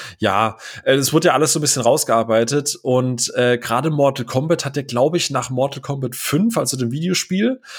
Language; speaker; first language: German; native; German